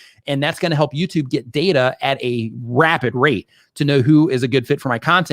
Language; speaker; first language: English; native; English